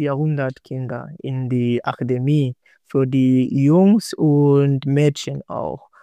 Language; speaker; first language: German; non-native, learner; Swahili